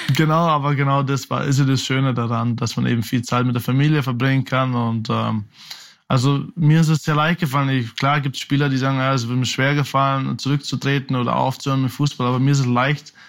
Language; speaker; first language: German; native; German